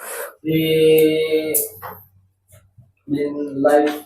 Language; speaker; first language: English; non-native, learner; Indonesian